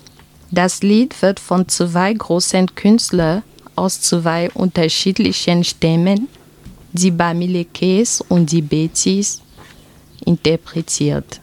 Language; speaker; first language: German; non-native, fluent; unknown